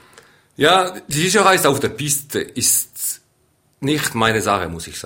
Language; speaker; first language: German; non-native, local second language; French